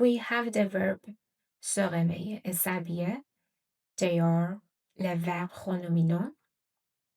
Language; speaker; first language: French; non-native, fluent; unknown